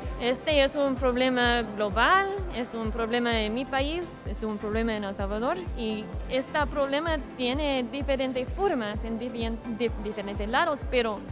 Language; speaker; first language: Spanish; non-native, learner; English